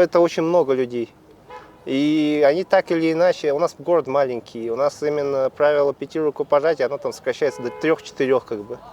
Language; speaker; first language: Russian; native; Russian